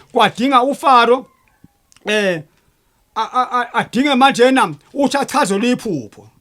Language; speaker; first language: Zulu; native; Zulu